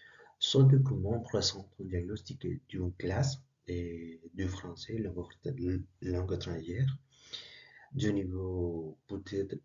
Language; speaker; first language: French; non-native, learner; Spanish